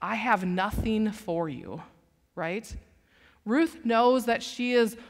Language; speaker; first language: English; native; English